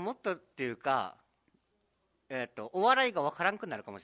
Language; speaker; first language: Japanese; native; Japanese